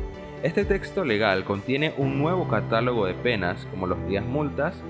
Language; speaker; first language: Spanish; native; Spanish